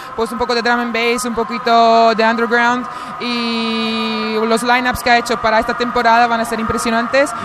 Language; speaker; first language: Spanish; native; Spanish